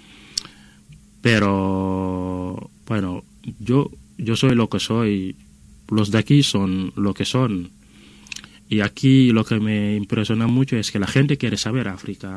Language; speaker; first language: Spanish; non-native, fluent; Wolof